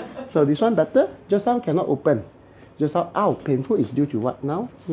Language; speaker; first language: English; non-native, local second language; Cantonese